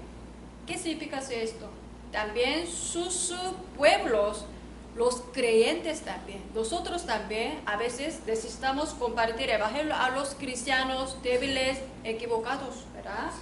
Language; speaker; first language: Spanish; non-native, learner; Korean